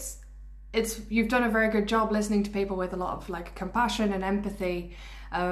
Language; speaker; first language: English; native; English